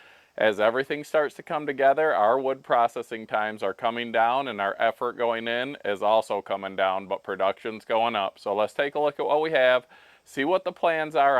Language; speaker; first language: English; native; English